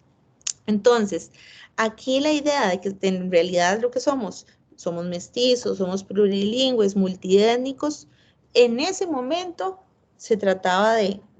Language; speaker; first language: Spanish; native; Spanish